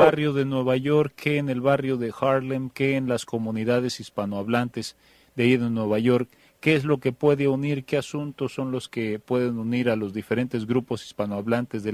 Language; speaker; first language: Spanish; native; Spanish